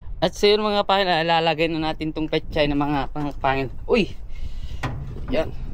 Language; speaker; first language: Filipino; non-native, local second language; Iloko